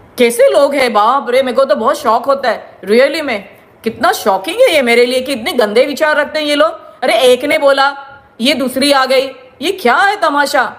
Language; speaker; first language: Hindi; non-native, local second language; Gujarati